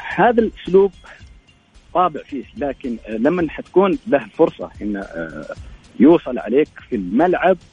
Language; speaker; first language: Arabic; native; Arabic